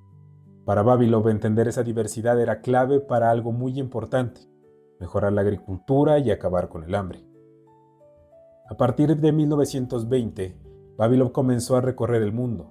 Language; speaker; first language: Spanish; native; Spanish